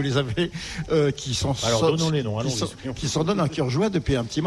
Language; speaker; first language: French; native; French